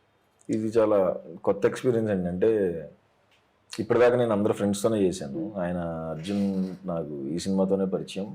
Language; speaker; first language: Telugu; native; Telugu